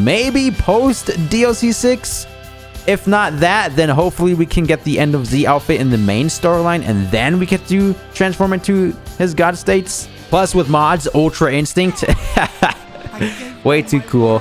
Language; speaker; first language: English; native; English